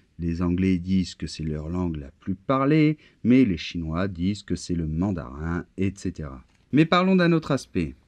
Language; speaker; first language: French; native; French